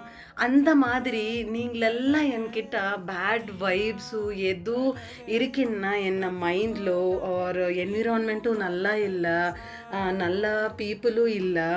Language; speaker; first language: Tamil; non-native, learner; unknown